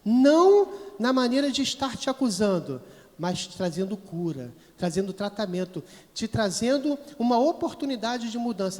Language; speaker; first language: Portuguese; native; Portuguese